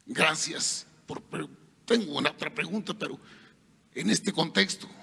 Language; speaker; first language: Spanish; native; Spanish